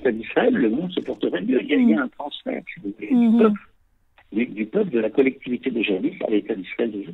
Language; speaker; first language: French; native; French